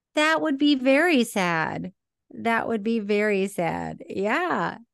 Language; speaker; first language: English; native; English